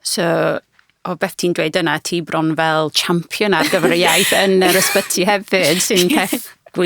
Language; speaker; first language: Welsh; non-native, fluent; English